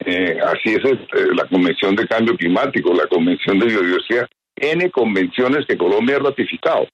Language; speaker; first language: Spanish; native; Spanish